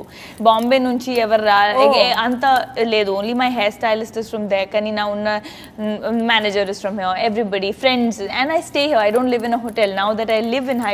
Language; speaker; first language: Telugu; non-native, fluent; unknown